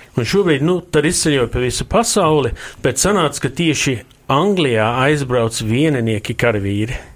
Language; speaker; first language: Latvian; early bilingual, heritage; Latvian